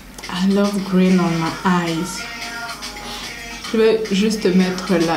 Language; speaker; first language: French; non-native, local second language; Rundi